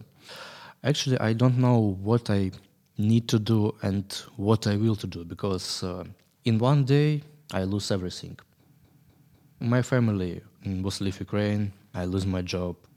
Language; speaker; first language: English; non-native, learner; Ukrainian